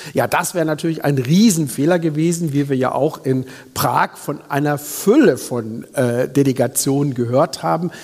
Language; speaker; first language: German; native; German